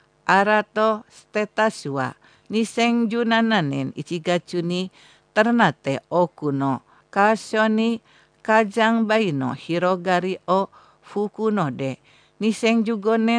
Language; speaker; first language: Japanese; non-native, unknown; Indonesian